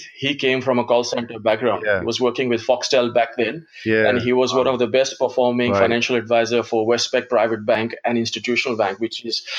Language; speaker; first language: English; non-native, local second language; Gujarati